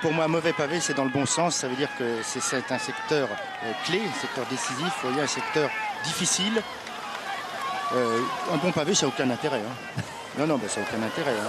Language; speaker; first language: French; native; French